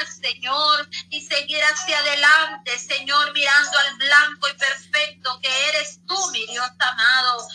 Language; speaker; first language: Spanish; native; Spanish